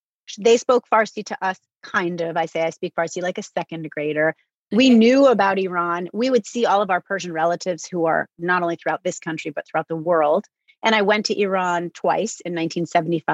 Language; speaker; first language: English; native; English